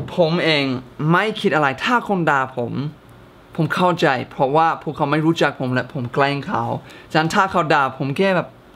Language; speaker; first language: Thai; non-native, fluent; English